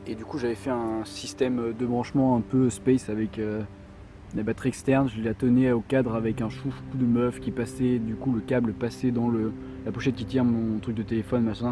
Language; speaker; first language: French; native; French